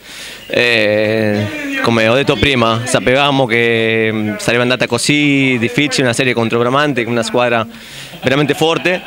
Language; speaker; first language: Italian; non-native, fluent; Spanish